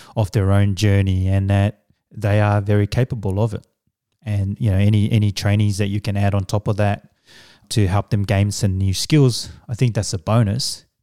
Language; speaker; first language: English; early bilingual, other home language; Samoan